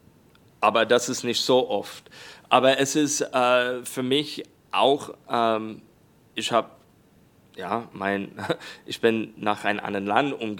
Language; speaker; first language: German; non-native, learner; English